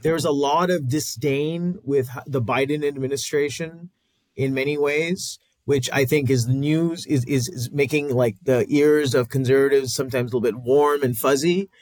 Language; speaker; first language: English; native; English